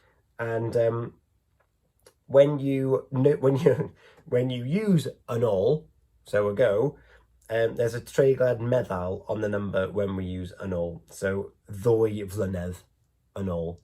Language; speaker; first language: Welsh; non-native, learner; English